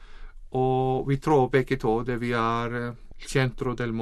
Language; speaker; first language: Swedish; non-native, learner; Icelandic